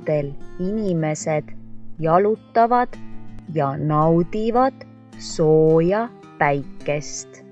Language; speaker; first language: Estonian; non-native, local second language; Russian